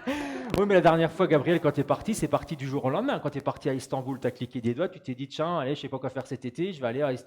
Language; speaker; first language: French; native; French